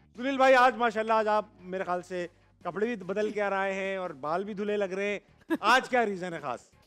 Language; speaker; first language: Urdu; native; Urdu